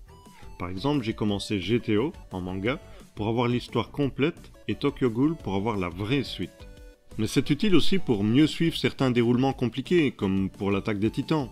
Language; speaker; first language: French; native; French